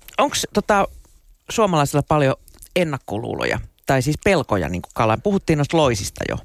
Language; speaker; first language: Finnish; native; Finnish